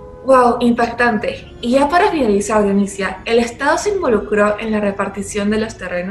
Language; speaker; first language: Spanish; native; Spanish